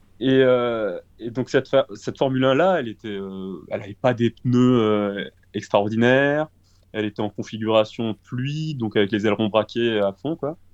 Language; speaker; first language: French; early bilingual, other home language; Portuguese